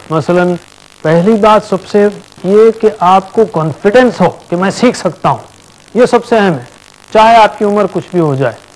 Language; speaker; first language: Hindi; non-native, local second language; Urdu